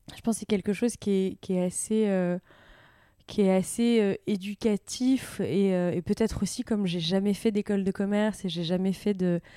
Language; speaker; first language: French; native; French